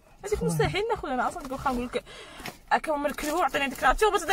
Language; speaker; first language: Arabic; native; Arabic